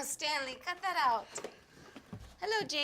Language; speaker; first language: English; native; English